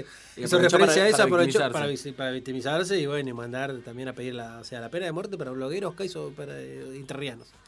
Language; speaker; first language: Spanish; native; Spanish